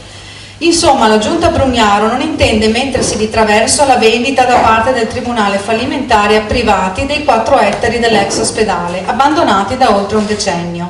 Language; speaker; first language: Italian; native; Italian